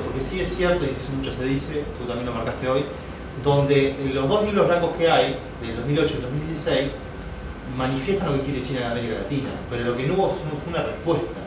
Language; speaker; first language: Spanish; native; Spanish